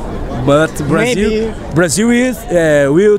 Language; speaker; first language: English; non-native, learner; Portuguese